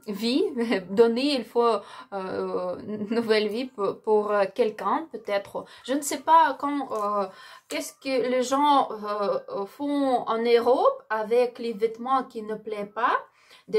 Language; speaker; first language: French; non-native, learner; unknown